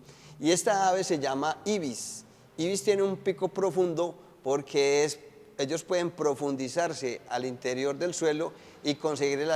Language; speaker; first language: Spanish; native; Spanish